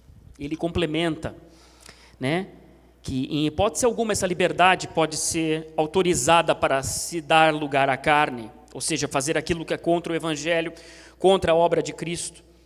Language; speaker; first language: Portuguese; native; Portuguese